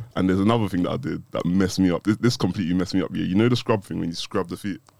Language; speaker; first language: English; native; English